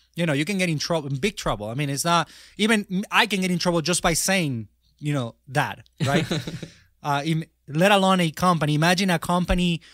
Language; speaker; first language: English; non-native, fluent; Spanish